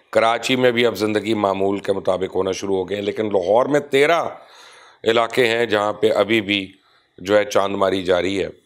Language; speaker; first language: Urdu; non-native, local second language; Punjabi